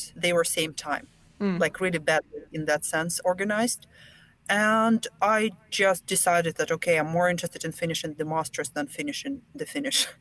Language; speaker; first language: English; non-native, fluent; Russian